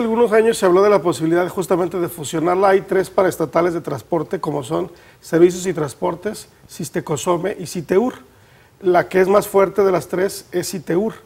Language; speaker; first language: Spanish; native; Spanish